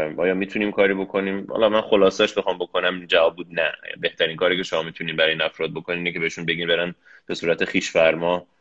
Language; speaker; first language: Persian; early bilingual, heritage; Persian